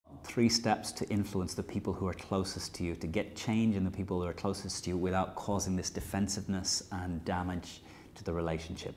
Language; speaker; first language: English; native; English